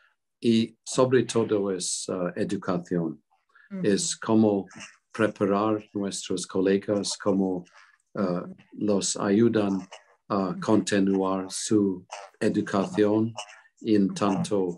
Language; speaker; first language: Spanish; non-native, fluent; English